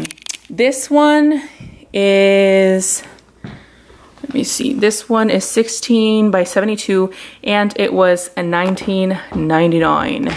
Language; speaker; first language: English; early bilingual, other home language; Spanish